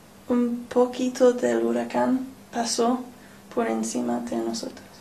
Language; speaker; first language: Spanish; non-native, learner; English